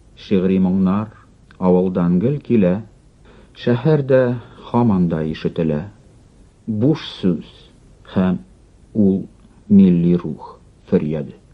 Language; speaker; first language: Tatar; non-native, local second language; Russian